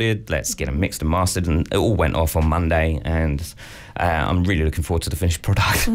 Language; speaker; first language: English; native; English